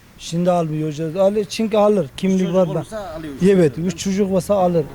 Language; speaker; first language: Turkish; non-native, learner; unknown